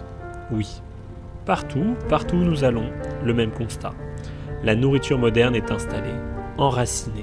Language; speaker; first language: French; native; French